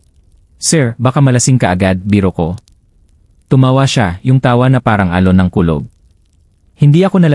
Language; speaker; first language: Filipino; native; Filipino